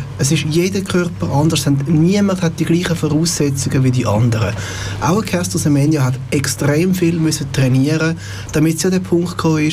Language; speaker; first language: German; native; German